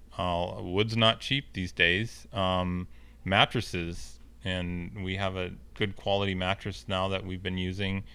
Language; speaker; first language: English; native; English